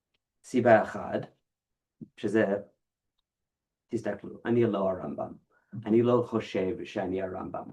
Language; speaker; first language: Hebrew; non-native, fluent; English